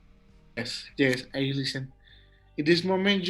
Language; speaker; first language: English; non-native, learner; Spanish